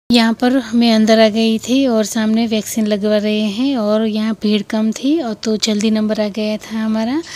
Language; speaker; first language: Hindi; non-native, local second language; Gujarati